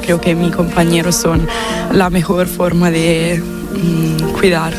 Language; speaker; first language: Spanish; non-native, fluent; Italian